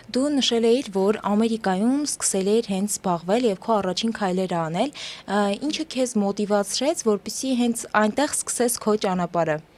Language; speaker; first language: Armenian; native; Armenian